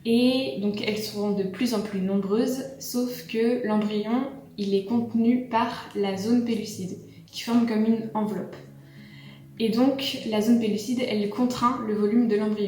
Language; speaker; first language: French; native; French